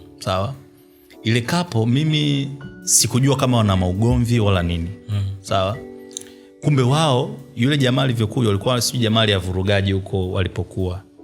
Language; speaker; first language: Swahili; native; Swahili